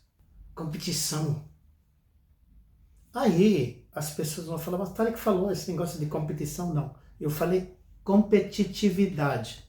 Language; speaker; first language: Portuguese; non-native, fluent; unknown